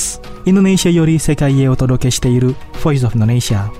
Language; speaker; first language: Japanese; non-native, fluent; Indonesian